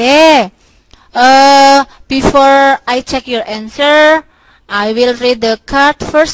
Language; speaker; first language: English; non-native, local second language; Indonesian